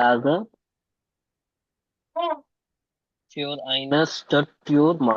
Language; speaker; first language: German; non-native, learner; Tamil